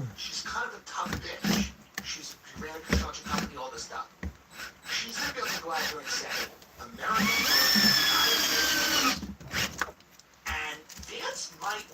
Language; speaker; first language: English; native; English